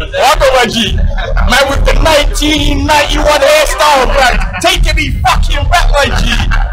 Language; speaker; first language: English; native; English